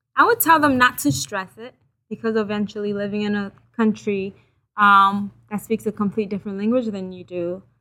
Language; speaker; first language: English; early bilingual, other home language; Haitian Creole